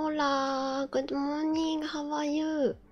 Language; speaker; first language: English; non-native, learner; Japanese